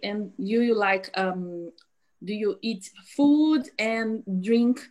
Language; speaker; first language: English; non-native, learner; Portuguese